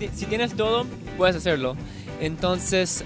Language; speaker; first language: Spanish; early bilingual, heritage; English